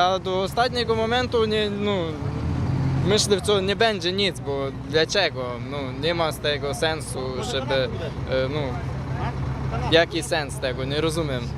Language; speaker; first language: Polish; non-native, learner; Ukrainian